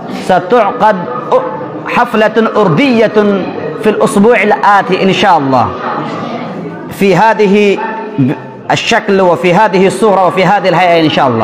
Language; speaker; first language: Arabic; non-native, fluent; Urdu